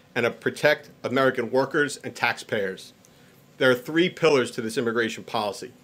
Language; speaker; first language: English; native; English